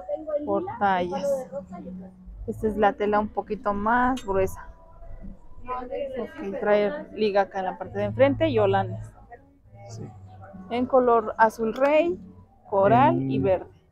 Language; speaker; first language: Spanish; native; Spanish